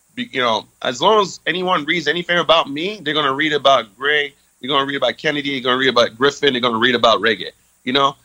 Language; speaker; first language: English; early bilingual, other home language; French